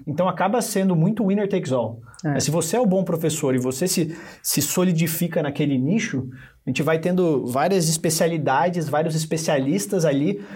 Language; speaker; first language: Portuguese; native; Portuguese